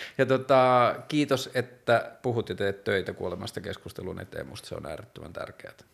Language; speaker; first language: Finnish; native; Finnish